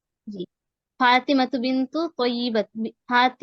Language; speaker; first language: Arabic; non-native, learner; Bangla